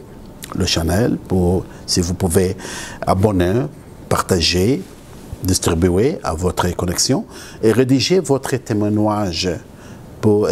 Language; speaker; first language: French; non-native, local second language; Arabic